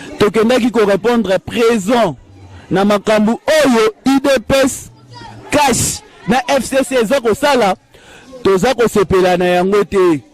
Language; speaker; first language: Lingala; native; Lingala